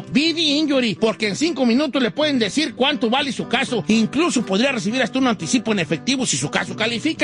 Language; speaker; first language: Spanish; native; Spanish